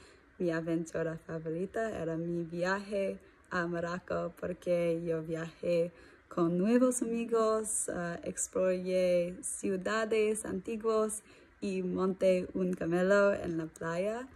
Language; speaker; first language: Spanish; non-native, learner; English